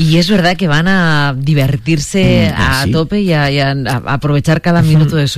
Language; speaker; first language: Spanish; native; Spanish